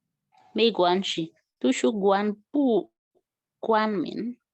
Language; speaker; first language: Chinese; non-native, learner; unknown